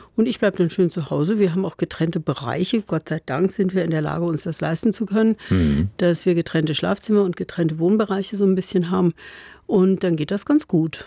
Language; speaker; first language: German; native; German